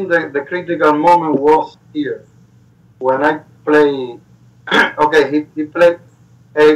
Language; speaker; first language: English; non-native, learner; Spanish